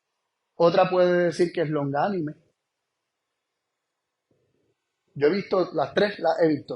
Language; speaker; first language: Spanish; native; Spanish